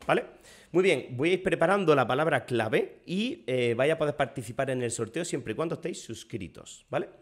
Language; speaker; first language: Spanish; native; Spanish